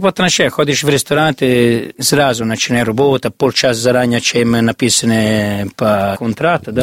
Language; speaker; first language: Russian; non-native, learner; Italian